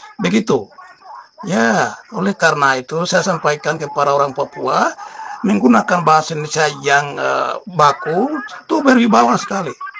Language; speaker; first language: Indonesian; non-native, local second language; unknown